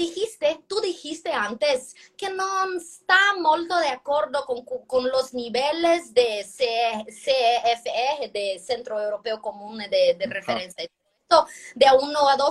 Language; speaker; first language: Spanish; non-native, fluent; Portuguese